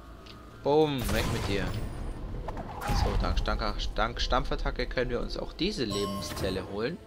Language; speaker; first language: German; native; German